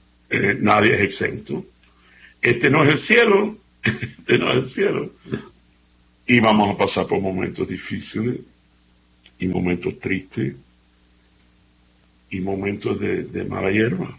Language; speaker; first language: Spanish; native; Spanish